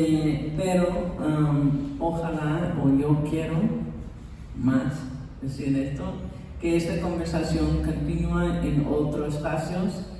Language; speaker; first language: Spanish; non-native, fluent; English